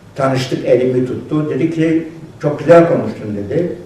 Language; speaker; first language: Turkish; non-native, local second language; Kurdish